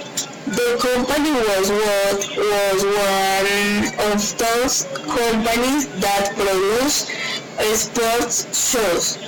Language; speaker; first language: English; non-native, learner; Spanish